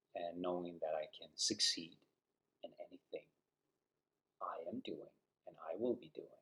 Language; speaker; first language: English; non-native, fluent; Uzbek